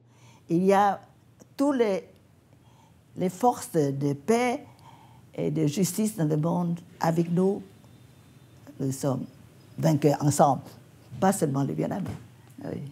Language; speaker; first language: French; non-native, fluent; Vietnamese